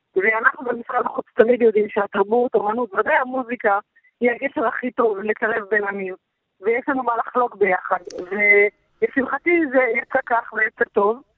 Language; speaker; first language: Hebrew; native; Hebrew